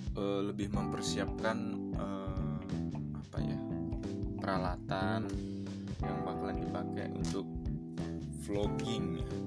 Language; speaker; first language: Indonesian; native; Indonesian